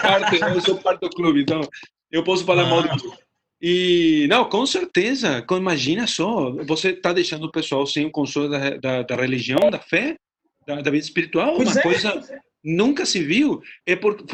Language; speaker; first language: Portuguese; non-native, fluent; Spanish